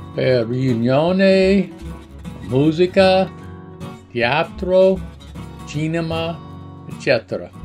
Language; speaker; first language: Italian; non-native, learner; English